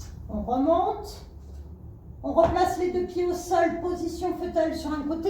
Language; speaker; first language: French; native; French